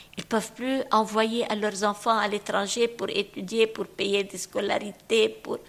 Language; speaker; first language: French; non-native, local second language; Arabic